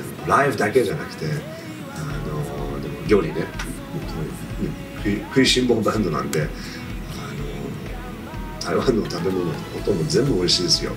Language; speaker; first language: Japanese; non-native, fluent; English